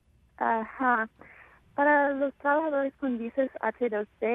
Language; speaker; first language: Spanish; non-native, fluent; English